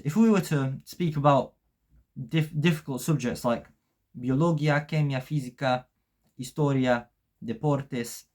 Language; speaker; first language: English; early bilingual, other home language; Polish